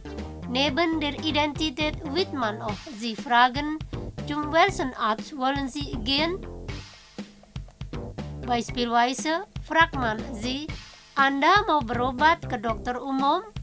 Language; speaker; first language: German; non-native, fluent; Indonesian